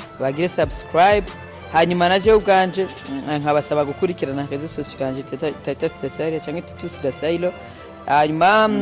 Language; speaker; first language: Rundi; early bilingual, heritage; Rundi